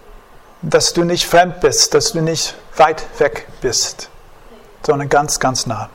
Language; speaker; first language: German; non-native, fluent; English